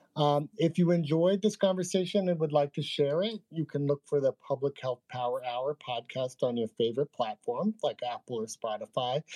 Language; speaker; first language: English; native; English